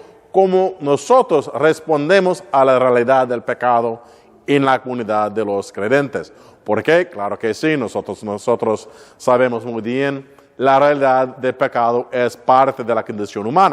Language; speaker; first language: Spanish; non-native, learner; English